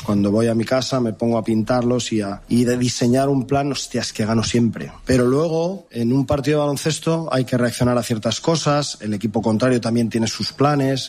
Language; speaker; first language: Spanish; native; Spanish